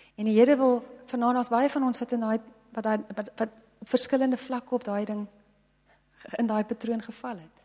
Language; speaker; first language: Afrikaans; non-native, local second language; English